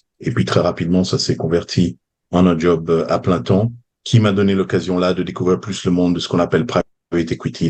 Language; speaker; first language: French; native; French